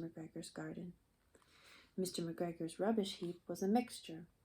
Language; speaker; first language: English; native; English